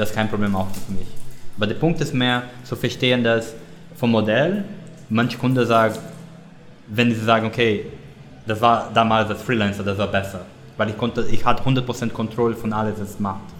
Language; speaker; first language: German; non-native, learner; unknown